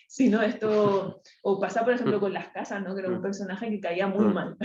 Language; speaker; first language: Spanish; native; Spanish